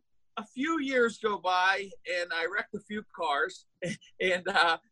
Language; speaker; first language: English; native; English